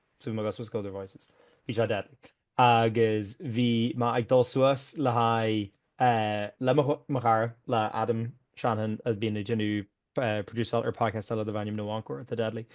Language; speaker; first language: Irish; native; Irish